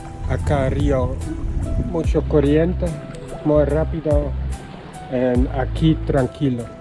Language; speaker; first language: Spanish; non-native, learner; English